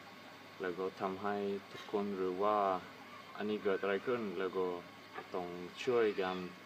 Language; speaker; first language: Thai; non-native, learner; English